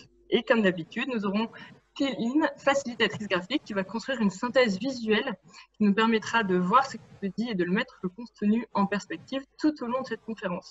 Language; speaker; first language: French; native; French